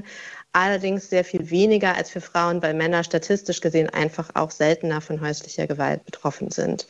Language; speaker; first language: German; native; German